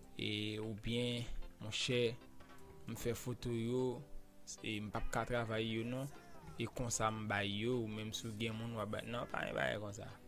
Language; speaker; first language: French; non-native, learner; Haitian Creole